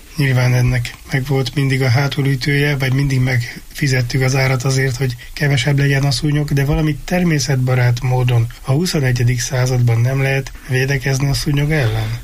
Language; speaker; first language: Hungarian; native; Hungarian